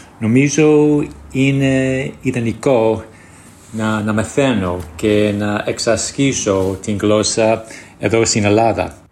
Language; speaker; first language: Greek; non-native, learner; English